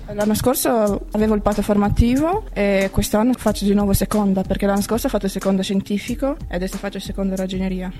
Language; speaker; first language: Italian; non-native, fluent; Romanian